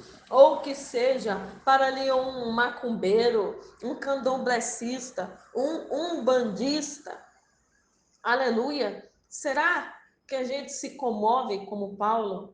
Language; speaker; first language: Portuguese; native; Portuguese